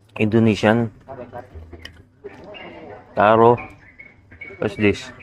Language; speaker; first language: English; non-native, local second language; Filipino